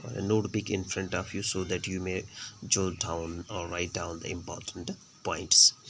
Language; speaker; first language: English; non-native, local second language; Urdu